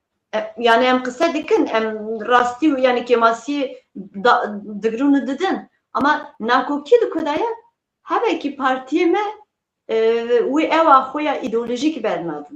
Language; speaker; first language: Kurdish; native; Kurdish